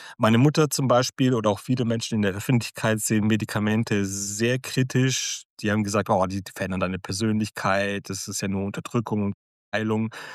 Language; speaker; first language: German; early bilingual, other home language; Croatian